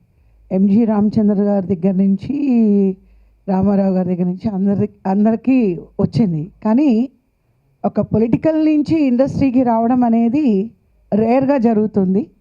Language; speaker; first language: Telugu; native; Telugu